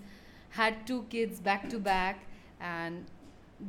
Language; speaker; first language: English; non-native, local second language; Hindi